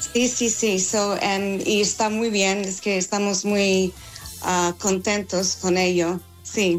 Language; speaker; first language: Spanish; non-native, learner; English